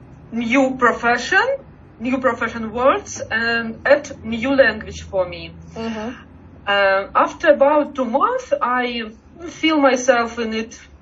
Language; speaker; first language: English; non-native, learner; Russian